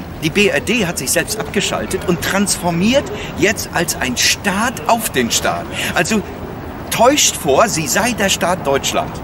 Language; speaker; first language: German; native; German